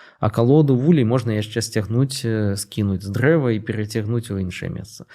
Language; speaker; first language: Belarusian; non-native, local second language; Russian